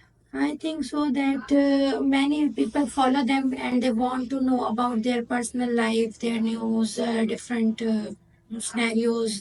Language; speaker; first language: English; non-native, learner; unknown